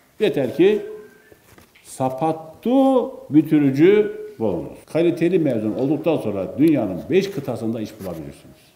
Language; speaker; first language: Turkish; native; Turkish